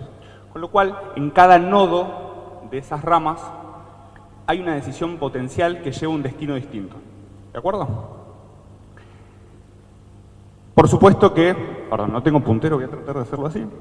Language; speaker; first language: Spanish; native; Spanish